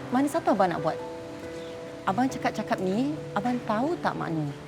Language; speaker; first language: Malay; native; Malay